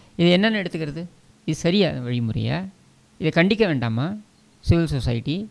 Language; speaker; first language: Tamil; native; Tamil